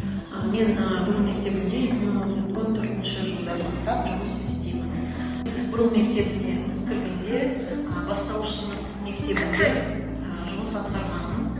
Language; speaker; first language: Kazakh; non-native, local second language; Russian